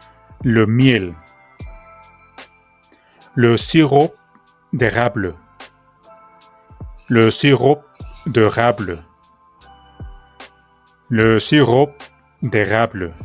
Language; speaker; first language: French; non-native, fluent; Spanish